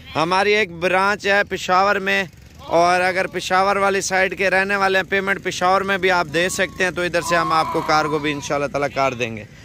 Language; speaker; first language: Urdu; non-native, local second language; Punjabi